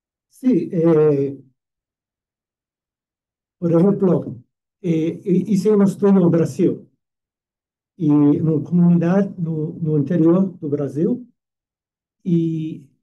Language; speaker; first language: Spanish; non-native, fluent; English